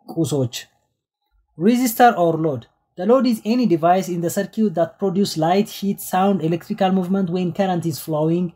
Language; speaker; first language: English; non-native, local second language; Amharic